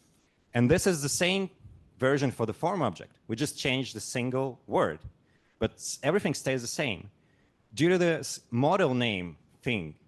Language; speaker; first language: English; non-native, fluent; Russian